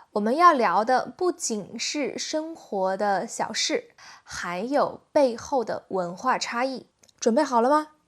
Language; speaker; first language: Chinese; native; Chinese